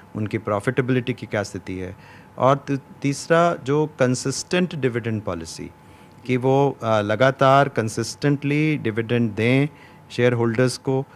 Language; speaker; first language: Hindi; native; Hindi